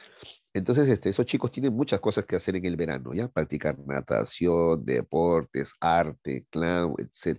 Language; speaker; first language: Spanish; native; Spanish